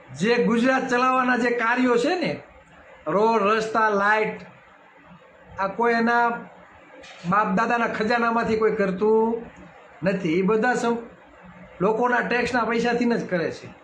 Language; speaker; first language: Gujarati; native; Gujarati